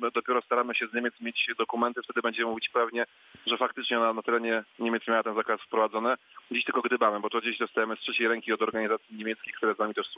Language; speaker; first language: Polish; native; Polish